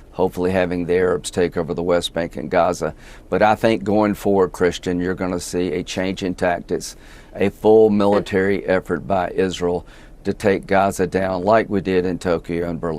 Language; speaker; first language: English; native; English